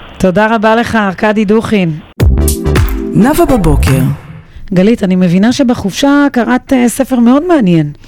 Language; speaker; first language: Hebrew; native; Hebrew